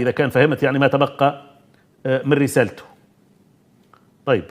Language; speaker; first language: Arabic; native; Arabic